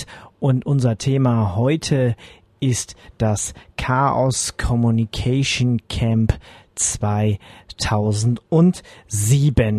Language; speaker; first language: German; native; German